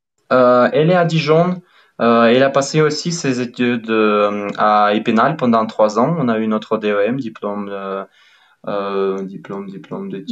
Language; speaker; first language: French; non-native, fluent; Ukrainian